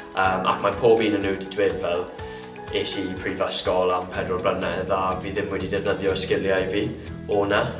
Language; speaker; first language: Welsh; non-native, local second language; English